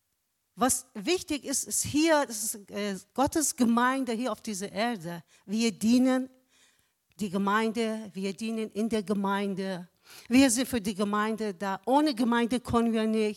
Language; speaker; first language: German; non-native, fluent; Persian